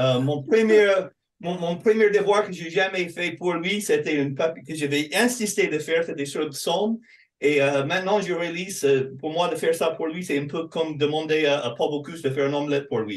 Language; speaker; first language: French; non-native, fluent; English